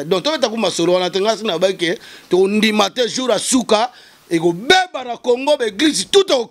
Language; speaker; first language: French; non-native, local second language; Lingala